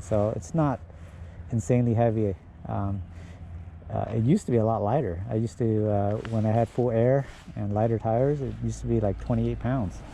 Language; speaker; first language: English; native; English